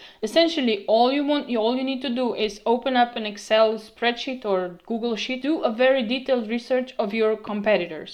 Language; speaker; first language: English; non-native, fluent; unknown